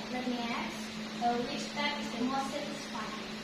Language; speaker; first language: English; non-native, learner; Indonesian